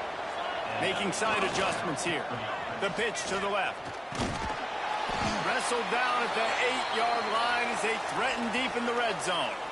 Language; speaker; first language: English; native; English